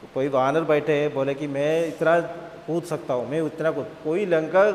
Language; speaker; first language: Hindi; non-native, local second language; Malayalam